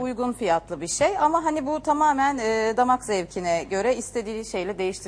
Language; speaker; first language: Turkish; native; Turkish